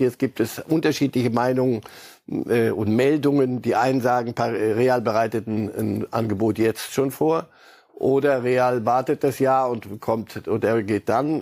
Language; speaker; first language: German; native; German